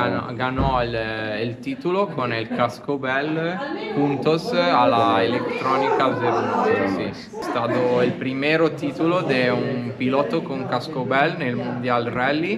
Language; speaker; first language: Spanish; non-native, learner; Italian